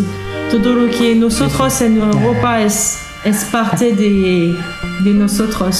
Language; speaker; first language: Spanish; non-native, learner; French